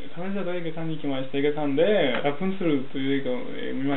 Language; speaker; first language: Japanese; non-native, learner; Russian